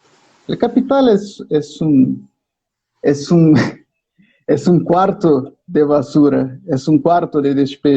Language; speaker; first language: Spanish; non-native, fluent; Portuguese